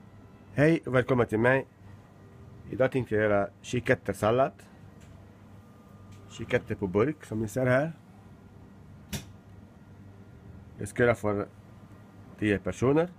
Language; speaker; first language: Norwegian; non-native, learner; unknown